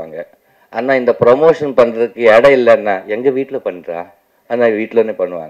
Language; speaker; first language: Tamil; non-native, local second language; Telugu